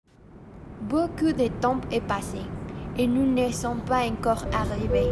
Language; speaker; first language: French; non-native, learner; Spanish